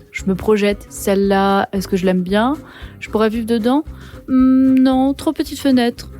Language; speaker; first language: French; native; French